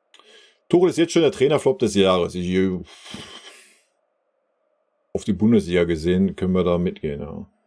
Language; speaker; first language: German; native; German